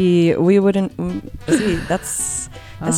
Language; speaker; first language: Spanish; non-native, learner; English